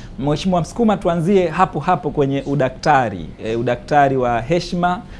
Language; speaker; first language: Swahili; native; Swahili